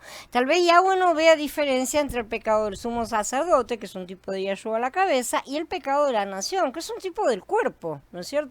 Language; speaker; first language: Spanish; native; Spanish